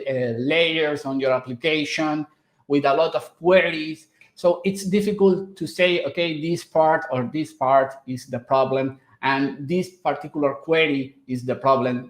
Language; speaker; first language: English; non-native, fluent; Spanish